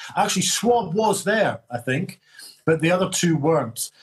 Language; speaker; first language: English; native; English